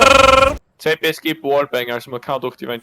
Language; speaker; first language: German; native; German